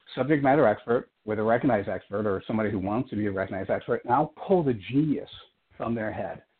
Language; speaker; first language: English; native; English